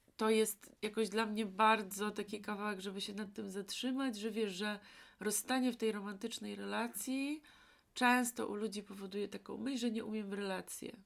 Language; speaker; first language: Polish; native; Polish